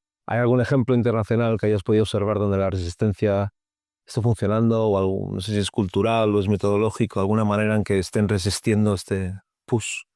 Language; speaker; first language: Spanish; native; Spanish